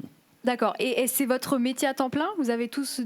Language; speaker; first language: French; native; French